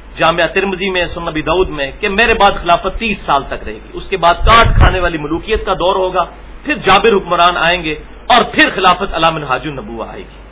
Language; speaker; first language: Urdu; non-native, local second language; Punjabi